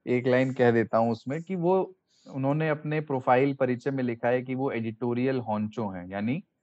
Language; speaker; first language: Hindi; native; Hindi